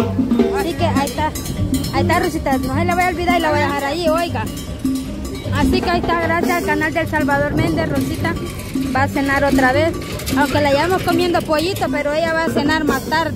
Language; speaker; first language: Spanish; native; Spanish